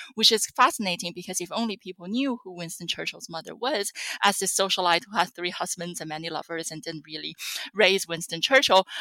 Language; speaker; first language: English; non-native, fluent; Chinese